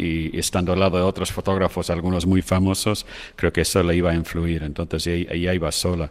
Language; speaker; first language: Spanish; non-native, fluent; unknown